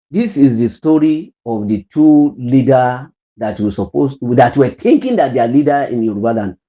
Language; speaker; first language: English; non-native, local second language; Yoruba